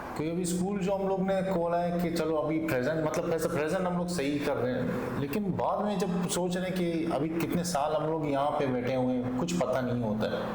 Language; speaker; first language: Urdu; non-native, local second language; Hazaragi